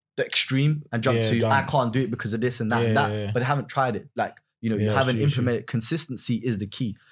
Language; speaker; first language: English; native; English